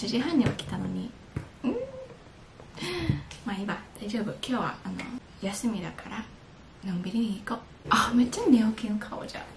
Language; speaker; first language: Japanese; early bilingual, heritage; English